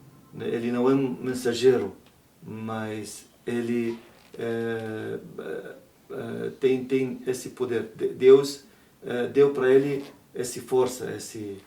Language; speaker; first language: Portuguese; non-native, learner; Arabic